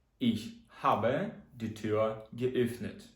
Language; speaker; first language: German; non-native, fluent; Ukrainian